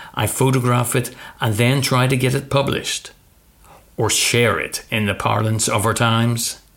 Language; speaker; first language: English; native; English